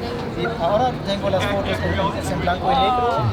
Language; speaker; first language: Spanish; non-native, learner; German